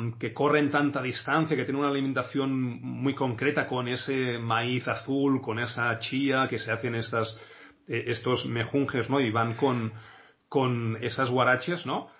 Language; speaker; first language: Spanish; non-native, local second language; Catalan